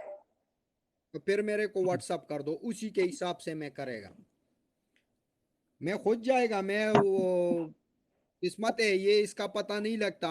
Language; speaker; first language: Hindi; non-native, local second language; Pashto